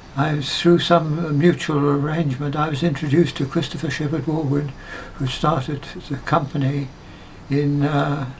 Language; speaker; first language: English; native; English